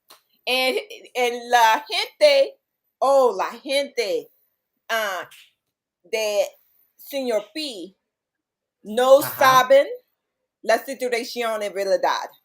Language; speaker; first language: Spanish; non-native, learner; English